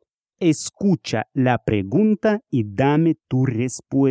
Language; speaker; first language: Spanish; non-native, fluent; Russian